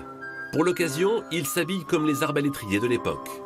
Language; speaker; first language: French; native; French